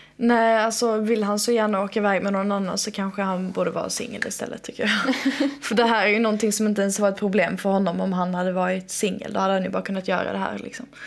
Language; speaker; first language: Swedish; native; Swedish